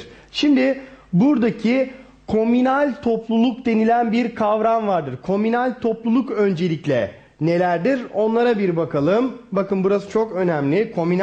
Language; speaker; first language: Turkish; native; Turkish